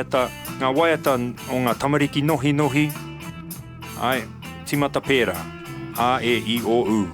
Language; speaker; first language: Māori; non-native, local second language; English